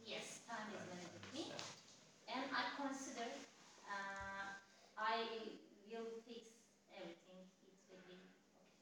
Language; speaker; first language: English; non-native, learner; Turkish